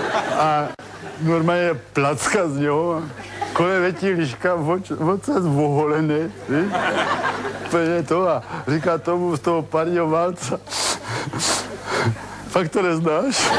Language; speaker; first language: Czech; native; Czech